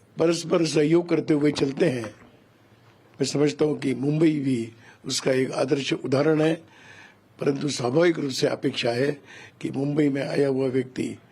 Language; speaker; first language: Hindi; non-native, local second language; Marathi